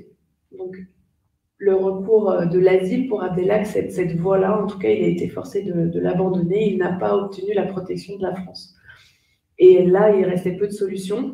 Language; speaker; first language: French; native; French